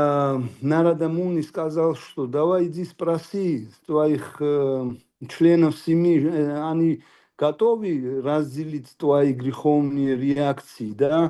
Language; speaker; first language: Russian; non-native, local second language; Georgian